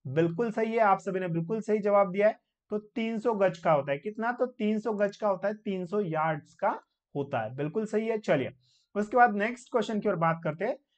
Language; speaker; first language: Hindi; non-native, local second language; Marathi